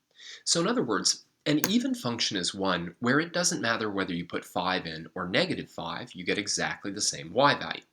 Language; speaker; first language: English; native; English